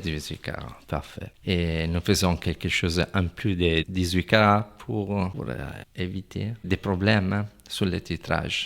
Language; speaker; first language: French; non-native, fluent; Italian